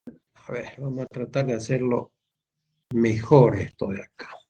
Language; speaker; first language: Spanish; native; Spanish